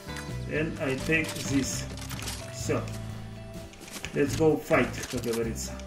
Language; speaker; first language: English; non-native, learner; Russian